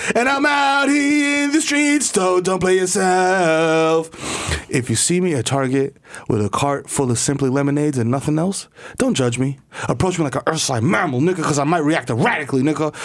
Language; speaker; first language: English; early bilingual, other home language; Spanish